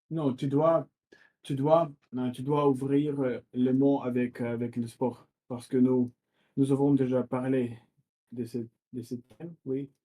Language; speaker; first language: French; non-native, fluent; Russian